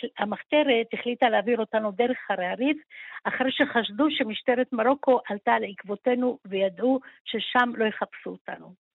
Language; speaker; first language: Hebrew; early bilingual, other home language; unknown